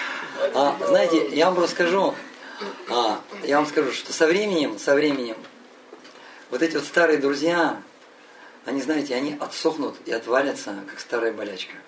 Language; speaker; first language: Russian; native; Russian